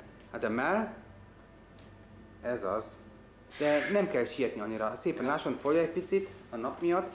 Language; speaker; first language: Hungarian; non-native, fluent; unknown